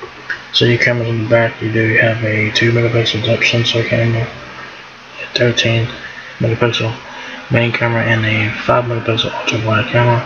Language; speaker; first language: English; native; English